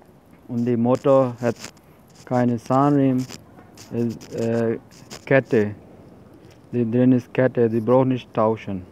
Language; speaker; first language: German; non-native, learner; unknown